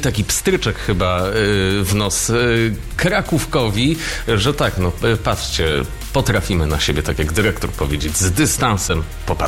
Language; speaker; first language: Polish; native; Polish